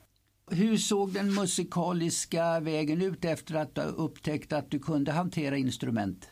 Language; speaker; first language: Swedish; native; Swedish